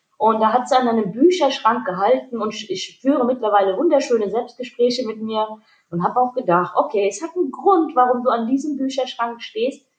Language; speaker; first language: German; early bilingual, other home language; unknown